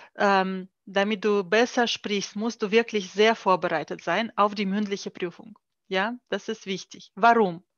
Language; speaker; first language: German; non-native, fluent; Russian